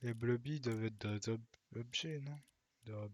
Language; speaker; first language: French; native; French